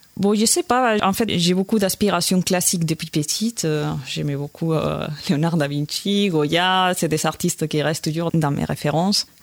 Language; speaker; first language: French; non-native, fluent; Spanish